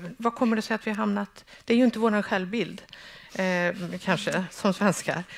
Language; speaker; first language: Swedish; native; Swedish